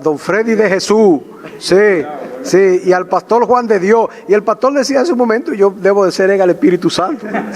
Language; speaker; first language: Spanish; native; Spanish